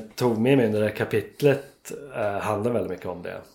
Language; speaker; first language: Swedish; non-native, fluent; English